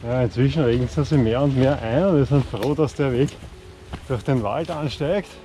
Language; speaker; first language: German; native; German